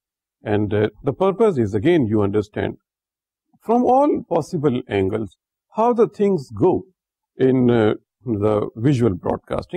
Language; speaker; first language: English; non-native, local second language; Urdu